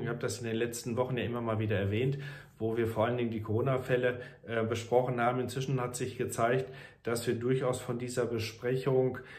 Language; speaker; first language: German; native; German